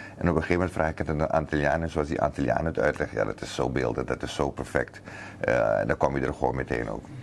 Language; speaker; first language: Dutch; native; Dutch